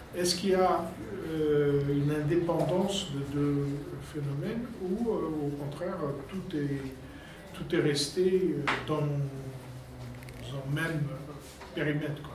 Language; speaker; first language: French; non-native, fluent; Portuguese